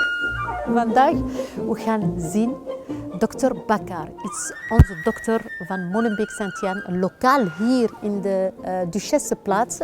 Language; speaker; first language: Dutch; non-native, local second language; French